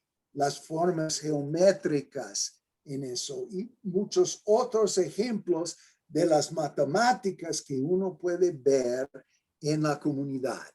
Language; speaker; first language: Spanish; non-native, fluent; English